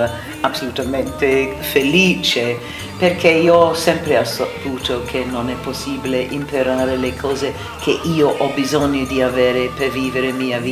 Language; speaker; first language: Italian; non-native, learner; English